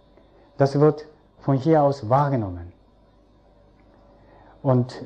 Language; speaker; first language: German; non-native, fluent; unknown